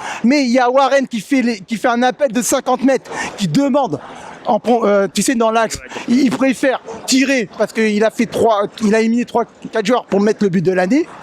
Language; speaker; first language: French; native; French